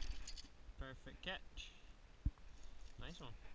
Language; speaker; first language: English; native; English